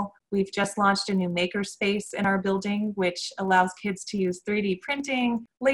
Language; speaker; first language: English; native; English